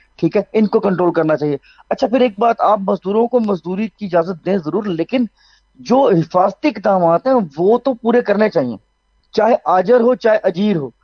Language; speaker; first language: Urdu; non-native, local second language; Saraiki